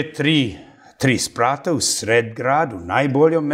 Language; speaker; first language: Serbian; early bilingual, heritage; English